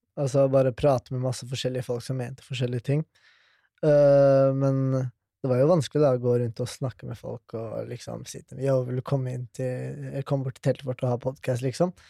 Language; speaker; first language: Norwegian; early bilingual, other home language; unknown